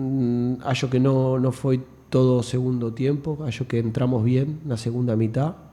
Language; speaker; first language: Portuguese; non-native, fluent; Spanish